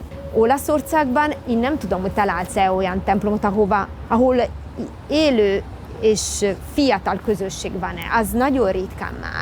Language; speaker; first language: Hungarian; non-native, fluent; Italian